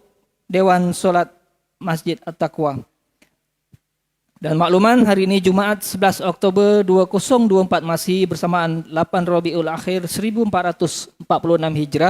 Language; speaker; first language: Malay; native; Malay